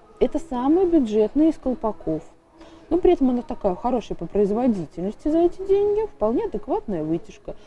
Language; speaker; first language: Russian; native; Russian